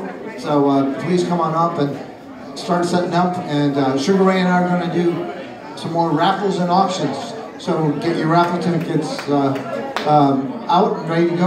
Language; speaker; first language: English; native; English